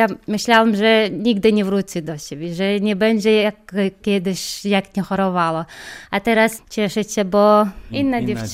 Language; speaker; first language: Polish; non-native, learner; Chechen